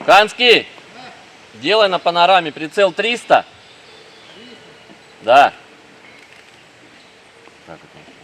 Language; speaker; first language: Russian; native; Russian